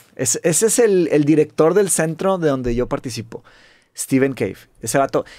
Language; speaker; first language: Spanish; native; Spanish